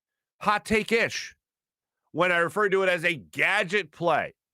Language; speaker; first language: English; native; English